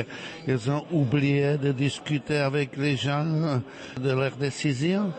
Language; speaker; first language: French; non-native, fluent; Czech